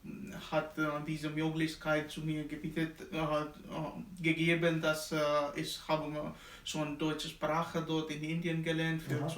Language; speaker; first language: German; non-native, learner; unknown